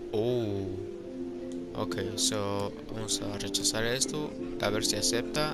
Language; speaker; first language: Spanish; early bilingual, heritage; Spanish